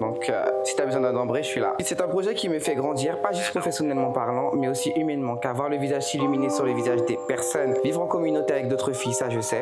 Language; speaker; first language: French; native; French